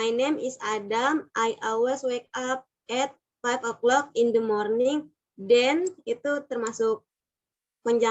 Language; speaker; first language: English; non-native, learner; Indonesian